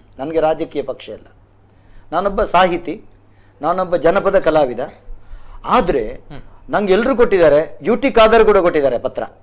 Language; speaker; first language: Kannada; non-native, local second language; Tulu